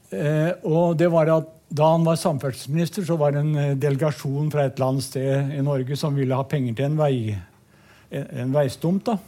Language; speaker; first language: Norwegian; native; Norwegian